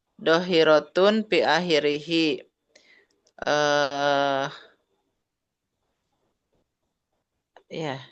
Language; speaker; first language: Arabic; non-native, learner; Indonesian